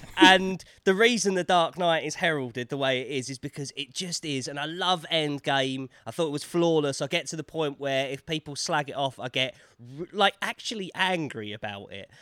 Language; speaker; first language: English; native; English